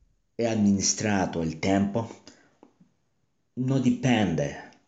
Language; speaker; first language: Italian; non-native, learner; Spanish